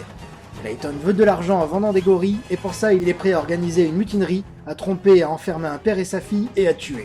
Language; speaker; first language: French; native; French